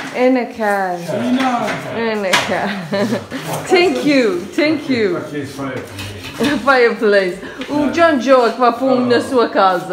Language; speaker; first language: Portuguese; early bilingual, heritage; Portuguese